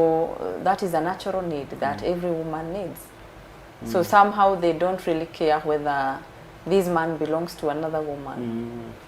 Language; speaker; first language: English; non-native, local second language; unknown